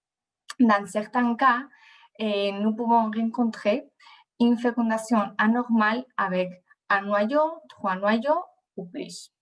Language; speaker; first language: French; non-native, fluent; Spanish